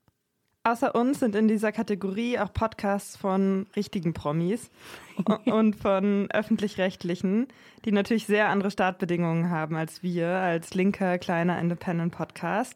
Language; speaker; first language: German; native; German